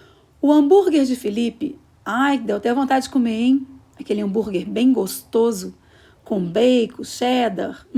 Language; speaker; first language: Portuguese; native; Portuguese